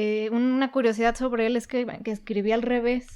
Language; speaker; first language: Spanish; native; Spanish